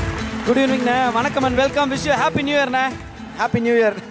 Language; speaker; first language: Tamil; native; Tamil